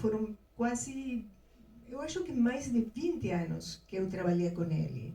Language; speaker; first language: Portuguese; non-native, fluent; Spanish